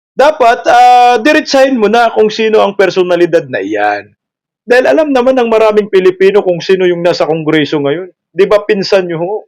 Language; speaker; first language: Filipino; non-native, local second language; Cebuano